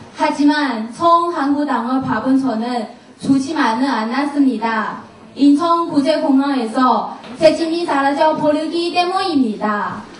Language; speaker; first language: Korean; non-native, learner; Chinese